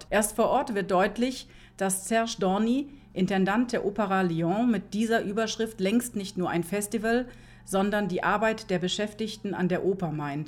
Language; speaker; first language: German; native; German